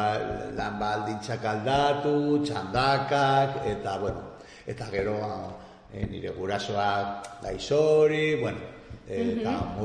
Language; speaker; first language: Basque; non-native, local second language; Spanish